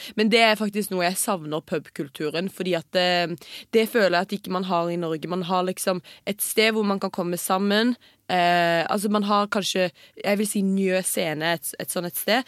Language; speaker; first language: Norwegian; early bilingual, heritage; Norwegian